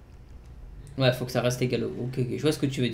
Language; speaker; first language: French; native; French